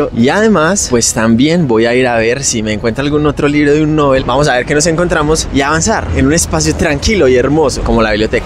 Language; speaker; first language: Spanish; native; Spanish